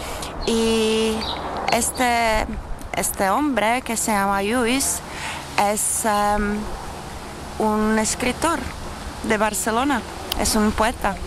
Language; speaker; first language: Spanish; non-native, learner; Czech